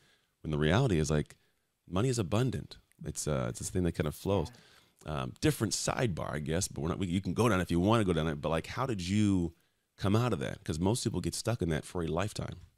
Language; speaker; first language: English; native; English